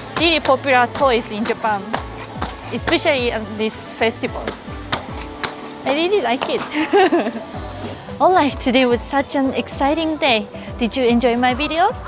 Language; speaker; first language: English; non-native, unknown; Japanese